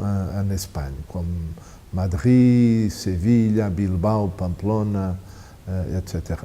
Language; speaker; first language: French; non-native, fluent; Portuguese